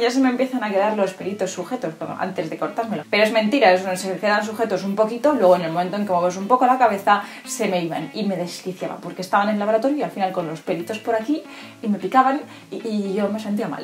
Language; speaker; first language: Spanish; native; Spanish